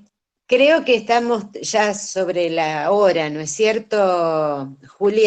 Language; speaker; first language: Spanish; native; Spanish